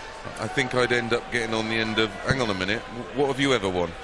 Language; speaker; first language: English; native; English